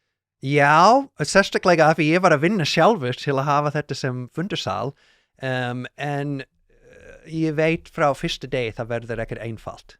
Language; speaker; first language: Icelandic; non-native, learner; English